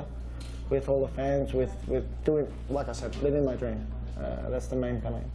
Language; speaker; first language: English; native; English